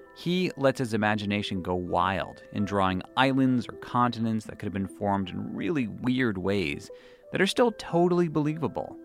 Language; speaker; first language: English; native; English